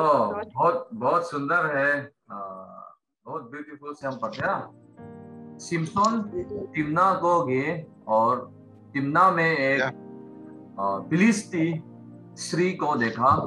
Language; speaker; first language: Hindi; non-native, local second language; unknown